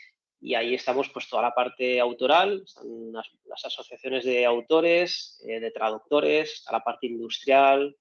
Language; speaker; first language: Spanish; native; Spanish